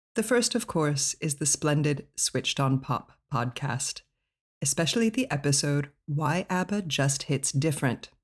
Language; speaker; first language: English; native; English